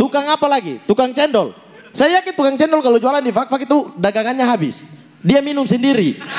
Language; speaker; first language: Indonesian; native; Indonesian